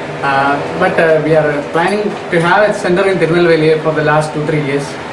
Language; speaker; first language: English; non-native, local second language; Malayalam